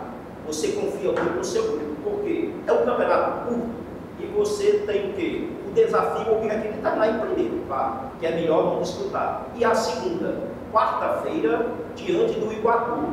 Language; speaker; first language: Portuguese; native; Portuguese